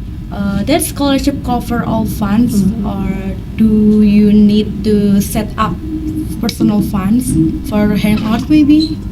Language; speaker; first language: English; non-native, learner; Indonesian